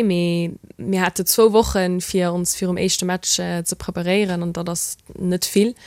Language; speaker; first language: Luxembourgish; early bilingual, heritage; Luxembourgish